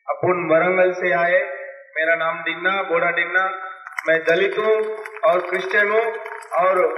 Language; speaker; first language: Hindi; non-native, local second language; Telugu